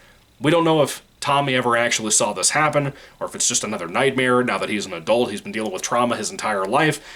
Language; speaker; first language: English; native; English